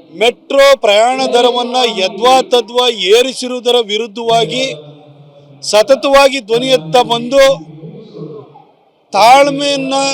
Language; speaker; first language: Kannada; native; Kannada